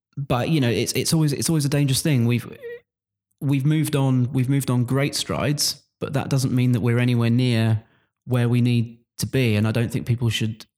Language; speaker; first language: English; native; English